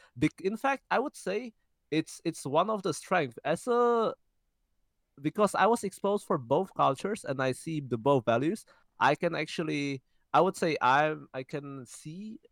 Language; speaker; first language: English; early bilingual, heritage; Czech